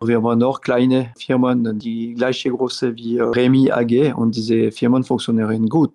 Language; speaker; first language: German; non-native, local second language; French